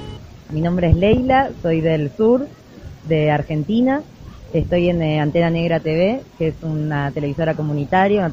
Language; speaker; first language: Spanish; native; Spanish